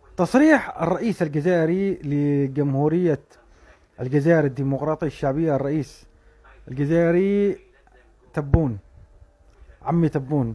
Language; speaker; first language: Arabic; native; Arabic